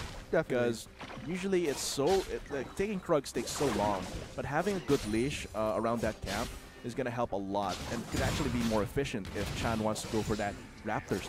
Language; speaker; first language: English; non-native, local second language; Filipino